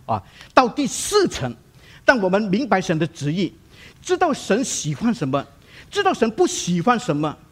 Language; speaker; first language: Chinese; non-native, local second language; Cantonese